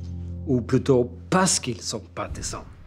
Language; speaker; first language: French; non-native, fluent; Icelandic